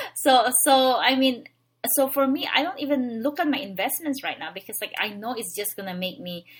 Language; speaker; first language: English; non-native, local second language; Filipino